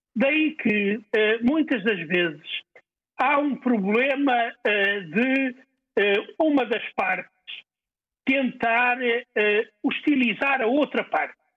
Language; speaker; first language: Portuguese; native; Portuguese